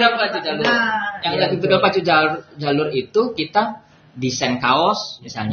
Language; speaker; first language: Indonesian; native; Indonesian